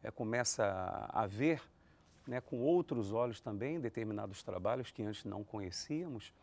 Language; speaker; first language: Portuguese; native; Portuguese